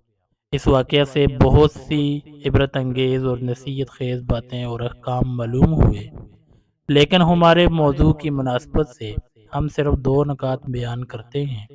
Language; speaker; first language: Urdu; native; Urdu